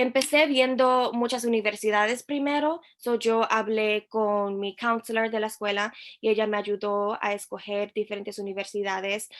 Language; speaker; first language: Spanish; early bilingual, heritage; Spanish